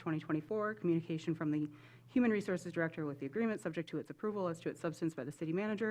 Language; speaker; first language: English; native; English